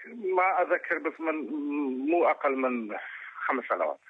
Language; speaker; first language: Arabic; non-native, local second language; Kurdish